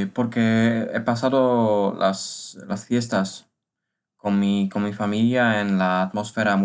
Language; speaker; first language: Spanish; non-native, learner; Polish